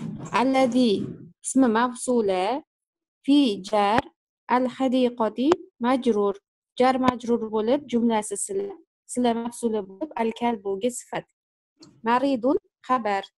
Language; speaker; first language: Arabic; non-native, learner; Uzbek